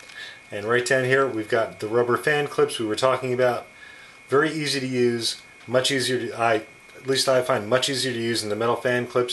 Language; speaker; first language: English; native; English